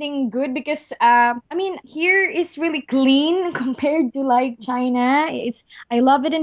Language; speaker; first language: English; non-native, local second language; Cebuano